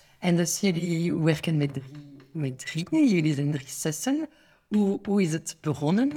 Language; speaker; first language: Dutch; non-native, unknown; French